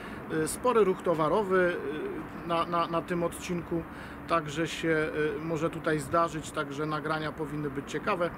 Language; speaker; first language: Polish; native; Polish